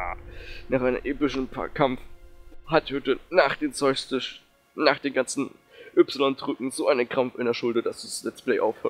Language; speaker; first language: German; native; German